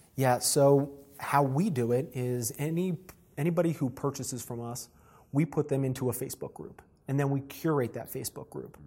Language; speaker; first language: English; native; English